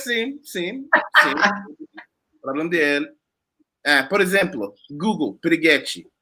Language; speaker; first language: Portuguese; non-native, learner; English